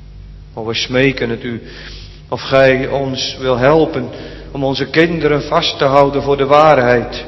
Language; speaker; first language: Dutch; native; Dutch